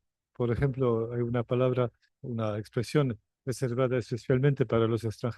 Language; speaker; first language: Spanish; non-native, fluent; Polish